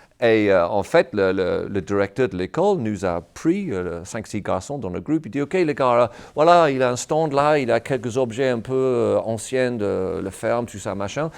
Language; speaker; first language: French; non-native, fluent; English